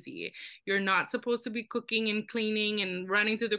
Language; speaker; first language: English; native; English